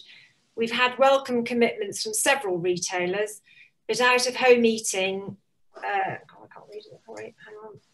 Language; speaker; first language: English; native; English